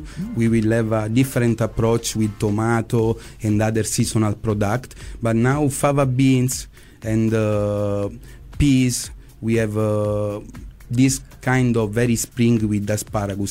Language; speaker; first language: English; non-native, fluent; Italian